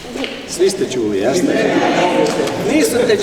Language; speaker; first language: Croatian; native; Croatian